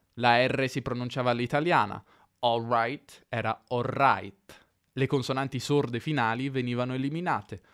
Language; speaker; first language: Italian; native; Italian